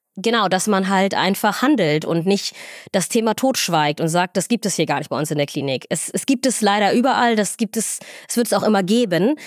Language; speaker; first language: German; early bilingual, other home language; Somali